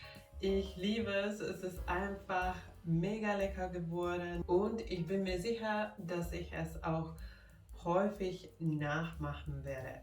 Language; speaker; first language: German; non-native, fluent; Finnish